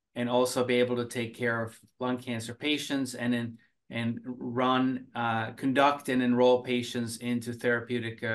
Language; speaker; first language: English; early bilingual, other home language; Finnish